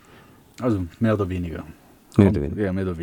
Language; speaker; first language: German; early bilingual, other home language; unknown